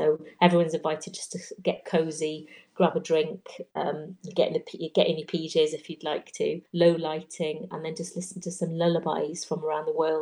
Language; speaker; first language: English; native; English